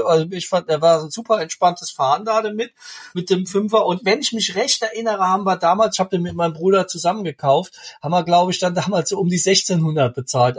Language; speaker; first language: German; native; German